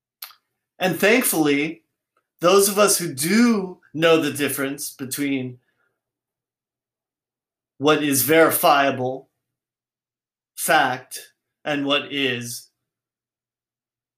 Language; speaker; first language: English; native; English